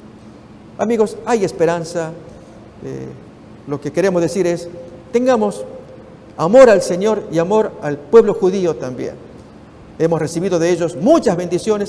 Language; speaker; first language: Spanish; native; Spanish